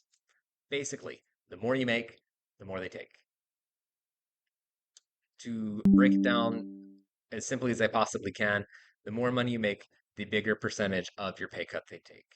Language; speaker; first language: English; native; English